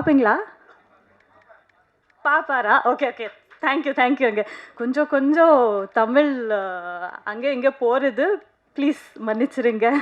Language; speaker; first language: Tamil; non-native, fluent; Kannada